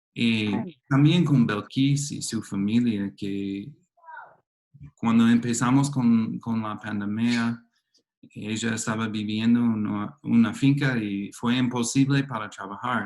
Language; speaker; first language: Spanish; non-native, fluent; English